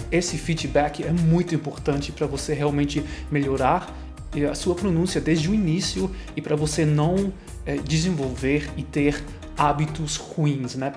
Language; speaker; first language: Portuguese; non-native, fluent; German